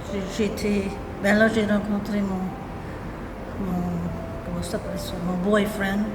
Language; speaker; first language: French; native; French